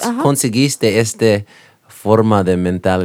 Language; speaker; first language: Spanish; non-native, learner; English